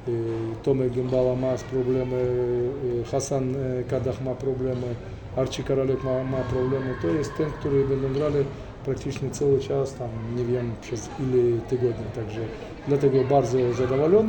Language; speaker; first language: Polish; non-native, fluent; Russian